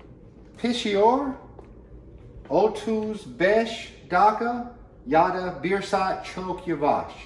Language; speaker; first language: Turkish; non-native, learner; English